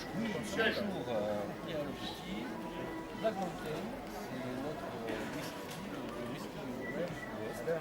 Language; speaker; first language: French; native; French